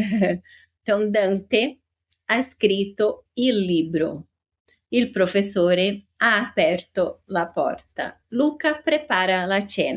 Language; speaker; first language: Italian; non-native, fluent; Portuguese